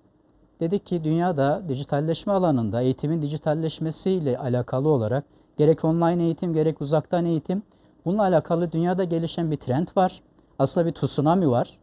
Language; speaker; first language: Turkish; native; Turkish